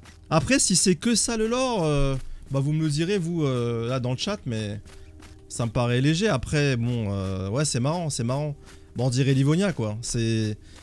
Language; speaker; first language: French; native; French